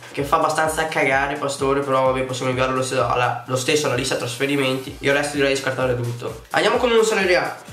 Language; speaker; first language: Italian; native; Italian